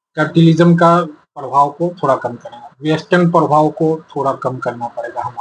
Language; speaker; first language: Hindi; native; Hindi